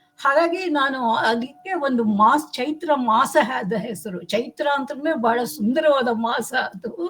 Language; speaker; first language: Kannada; native; Kannada